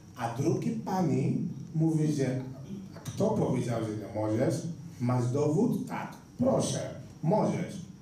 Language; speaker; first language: Polish; non-native, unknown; Igbo